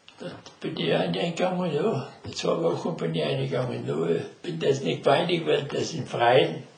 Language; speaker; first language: German; native; German